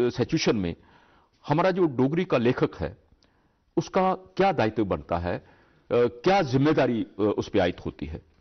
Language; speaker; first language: Hindi; non-native, local second language; Dogri